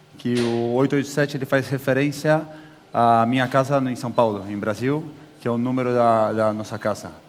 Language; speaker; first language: Portuguese; native; Portuguese